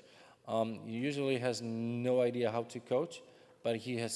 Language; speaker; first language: English; non-native, fluent; Czech